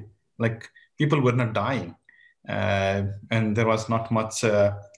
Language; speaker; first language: English; non-native, local second language; Nepali